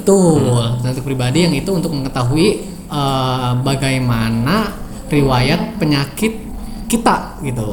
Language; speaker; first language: Indonesian; native; Indonesian